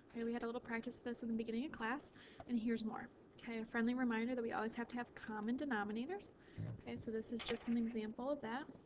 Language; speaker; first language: English; native; English